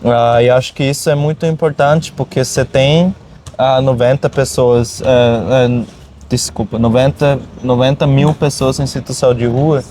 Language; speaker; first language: Portuguese; non-native, fluent; German